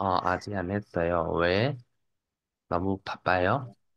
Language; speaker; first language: Korean; non-native, fluent; Vietnamese